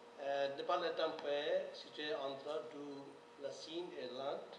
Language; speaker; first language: French; non-native, learner; Nepali